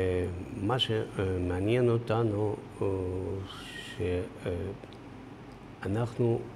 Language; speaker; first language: Hebrew; non-native, fluent; Russian